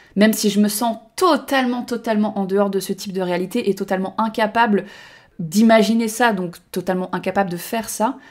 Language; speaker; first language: French; native; French